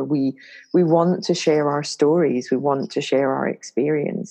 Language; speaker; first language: English; native; English